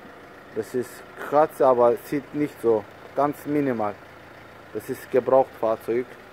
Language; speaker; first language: German; non-native, learner; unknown